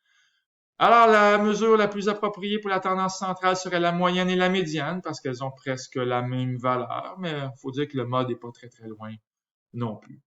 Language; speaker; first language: French; native; French